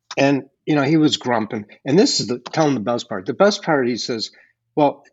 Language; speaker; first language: English; native; English